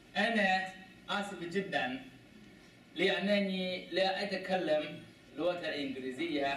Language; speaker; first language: Arabic; non-native, learner; Chinese